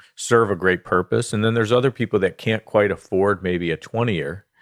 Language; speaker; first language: English; native; English